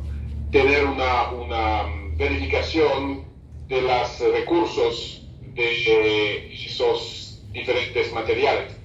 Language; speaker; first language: Spanish; non-native, fluent; French